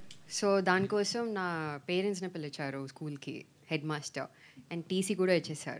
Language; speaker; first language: Telugu; non-native, learner; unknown